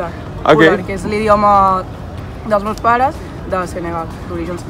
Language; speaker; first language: Catalan; early bilingual, other home language; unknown